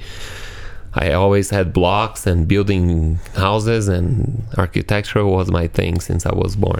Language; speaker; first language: English; non-native, fluent; Portuguese